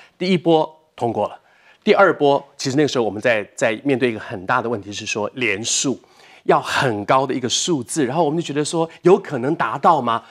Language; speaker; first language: Chinese; native; Chinese